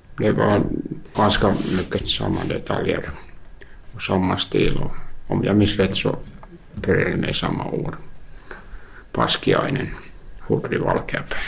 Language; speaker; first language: Swedish; non-native, local second language; Finnish